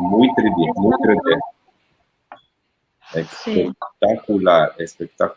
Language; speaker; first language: Spanish; non-native, fluent; Italian